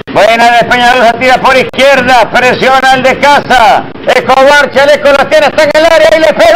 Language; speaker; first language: Spanish; native; Spanish